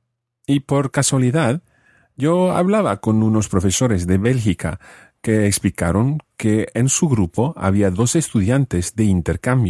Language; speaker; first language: Spanish; non-native, fluent; English